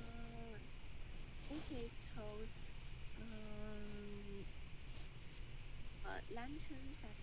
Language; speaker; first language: English; non-native, learner; Chinese